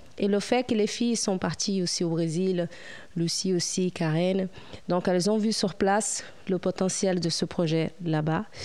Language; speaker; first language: French; non-native, fluent; Portuguese